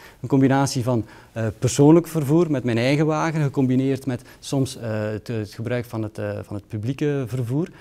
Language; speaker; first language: Dutch; native; Dutch